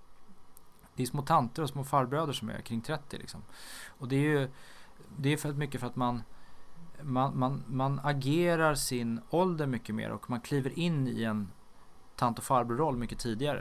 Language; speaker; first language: Swedish; native; Swedish